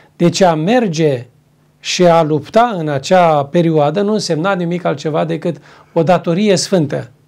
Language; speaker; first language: Romanian; native; Romanian